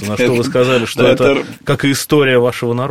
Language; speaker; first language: Russian; native; Russian